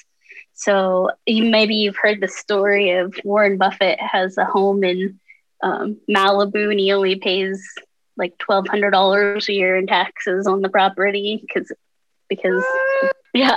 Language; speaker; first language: English; native; English